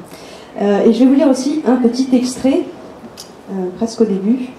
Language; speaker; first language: French; native; French